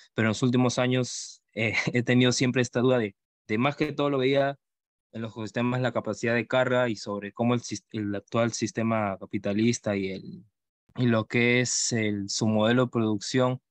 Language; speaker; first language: Spanish; native; Spanish